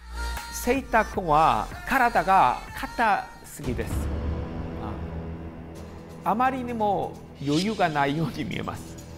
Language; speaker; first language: Japanese; non-native, fluent; Korean